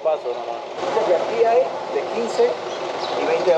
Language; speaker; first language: Spanish; native; Spanish